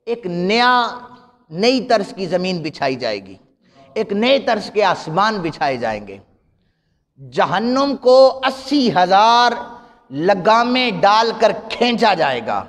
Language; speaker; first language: Hindi; native; Hindi